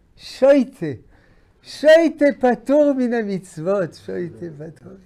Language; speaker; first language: Hebrew; non-native, fluent; French